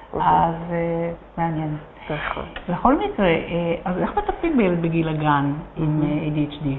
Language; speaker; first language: Hebrew; native; Hebrew